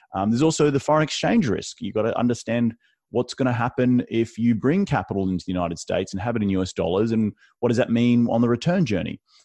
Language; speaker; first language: English; native; English